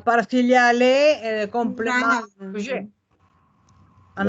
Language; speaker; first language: French; non-native, learner; Italian